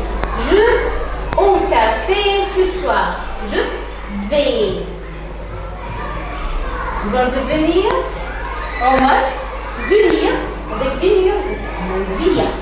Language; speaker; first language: French; non-native, fluent; Arabic